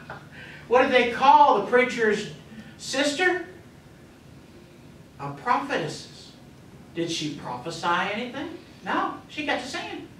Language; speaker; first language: English; native; English